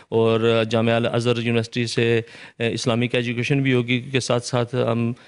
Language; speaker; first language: Urdu; non-native, local second language; Punjabi